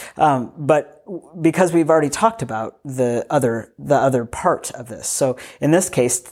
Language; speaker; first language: English; native; English